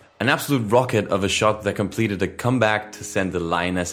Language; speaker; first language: English; non-native, fluent; Spanish